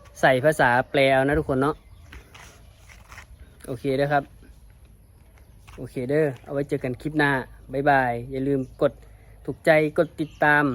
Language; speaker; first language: Thai; non-native, local second language; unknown